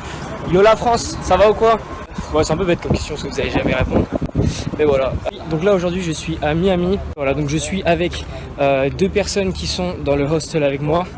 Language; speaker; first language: French; native; French